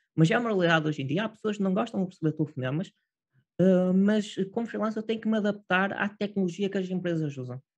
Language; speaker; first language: Portuguese; native; Portuguese